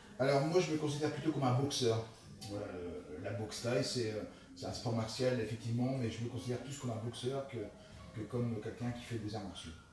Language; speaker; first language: French; early bilingual, other home language; Italian